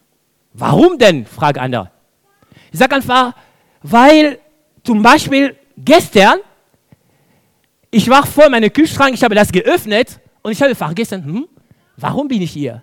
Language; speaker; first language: German; non-native, fluent; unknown